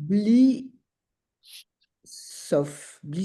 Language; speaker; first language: Hebrew; non-native, learner; French